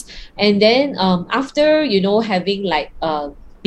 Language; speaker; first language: English; non-native, local second language; Cantonese